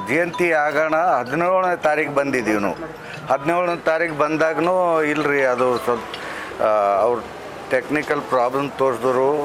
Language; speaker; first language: Kannada; non-native, local second language; Lambadi